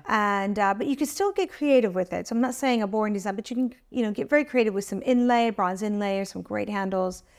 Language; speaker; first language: English; early bilingual, other home language; Italian